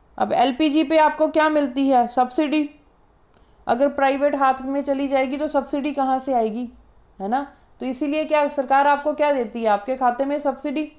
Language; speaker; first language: Hindi; non-native, local second language; Punjabi